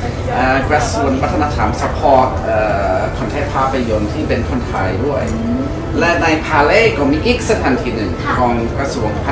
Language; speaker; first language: Thai; non-native, fluent; English